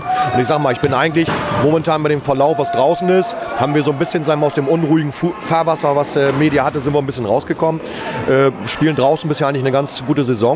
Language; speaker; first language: German; native; German